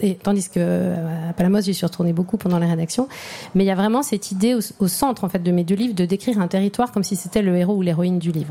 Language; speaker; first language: French; native; French